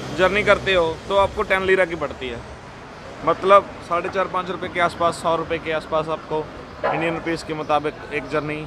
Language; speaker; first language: Hindi; non-native, local second language; Punjabi